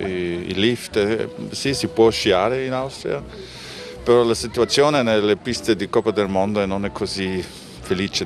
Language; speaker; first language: Italian; non-native, fluent; German